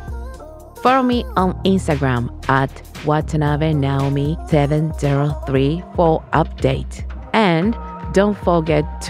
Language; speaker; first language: English; non-native, learner; Japanese